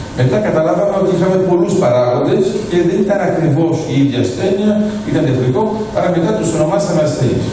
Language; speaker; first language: Greek; early bilingual, heritage; Greek